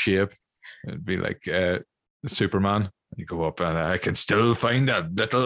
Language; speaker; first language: English; native; English